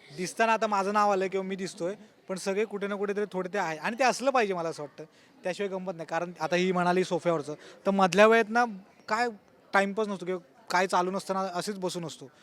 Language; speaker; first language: Marathi; native; Marathi